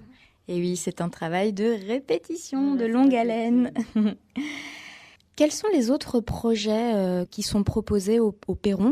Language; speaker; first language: French; native; French